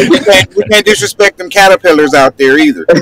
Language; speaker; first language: English; native; English